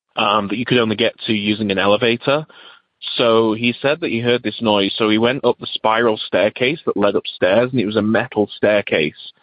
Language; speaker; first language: English; native; English